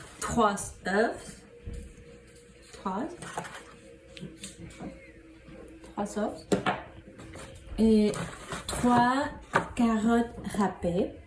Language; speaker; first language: French; non-native, learner; Spanish